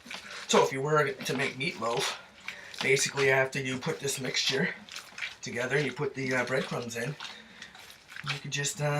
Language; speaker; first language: English; native; English